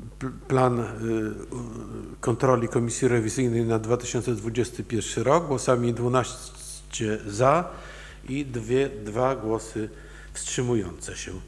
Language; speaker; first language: Polish; native; Polish